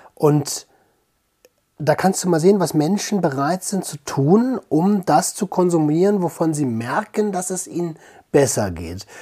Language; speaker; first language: German; native; German